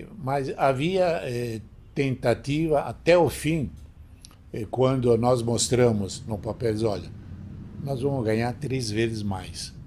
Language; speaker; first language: Portuguese; non-native, fluent; Italian